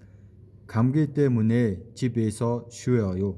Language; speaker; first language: Korean; non-native, learner; Mongolian